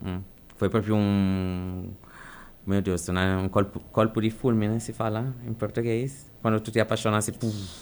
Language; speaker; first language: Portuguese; non-native, fluent; Italian